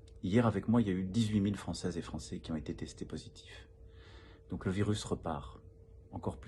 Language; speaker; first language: French; native; French